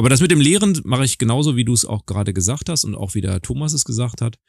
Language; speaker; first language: German; native; German